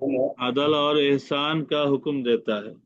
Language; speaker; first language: Hindi; non-native, fluent; Bangla